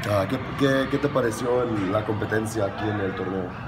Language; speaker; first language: Spanish; native; Spanish